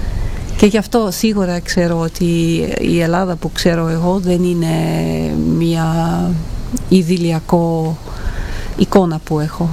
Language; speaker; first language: Greek; non-native, fluent; Italian